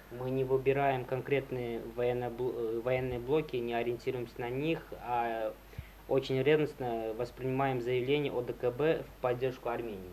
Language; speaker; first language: Russian; non-native, local second language; Azerbaijani